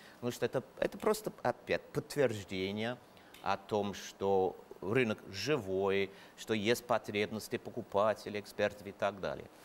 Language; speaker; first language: Russian; non-native, fluent; English